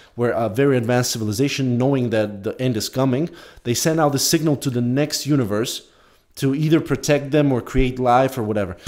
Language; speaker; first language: English; non-native, fluent; Polish